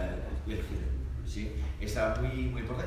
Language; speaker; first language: Spanish; non-native, learner; French